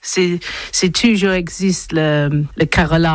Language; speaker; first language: French; non-native, learner; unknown